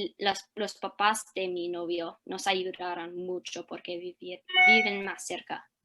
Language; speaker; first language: Spanish; early bilingual, heritage; English